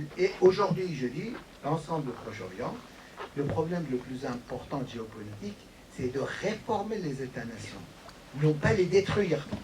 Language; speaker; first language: French; non-native, fluent; Persian